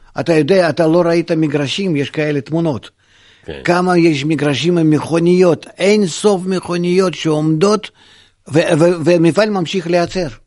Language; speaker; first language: Hebrew; non-native, fluent; Russian